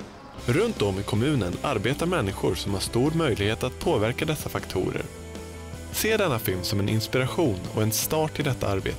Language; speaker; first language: Swedish; native; Swedish